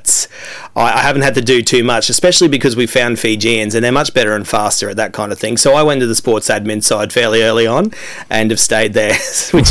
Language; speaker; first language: English; native; English